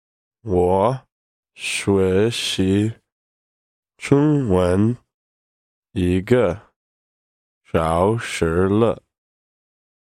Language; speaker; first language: Chinese; non-native, learner; English